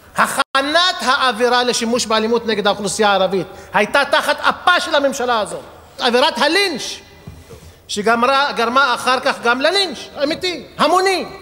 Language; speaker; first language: Hebrew; non-native, local second language; Arabic